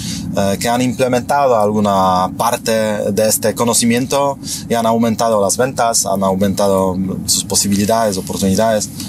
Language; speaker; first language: Spanish; non-native, fluent; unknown